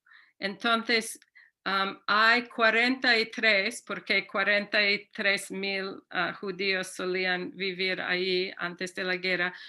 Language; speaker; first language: Spanish; non-native, fluent; English